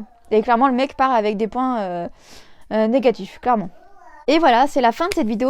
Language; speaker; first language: French; native; French